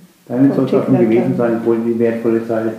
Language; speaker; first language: German; native; German